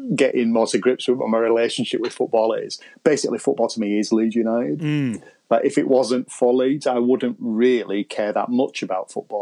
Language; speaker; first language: English; native; English